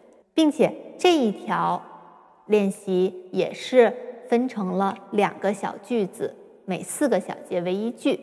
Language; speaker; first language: Chinese; native; Chinese